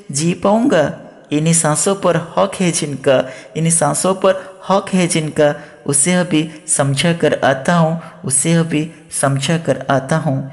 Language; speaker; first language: Hindi; non-native, local second language; Odia